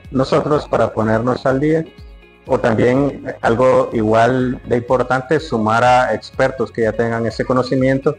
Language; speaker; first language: Spanish; native; Spanish